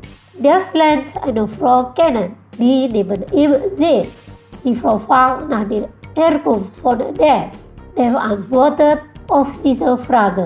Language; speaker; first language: German; non-native, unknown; Indonesian